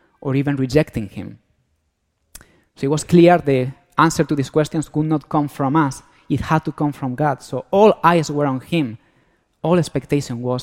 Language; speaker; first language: English; non-native, fluent; Spanish